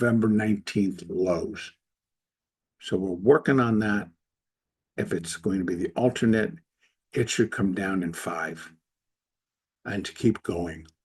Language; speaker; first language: English; native; English